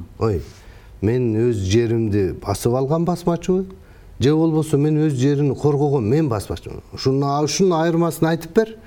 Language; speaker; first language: Kyrgyz; early bilingual, heritage; Kyrgyz